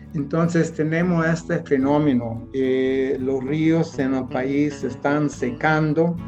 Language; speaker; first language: Spanish; non-native, fluent; English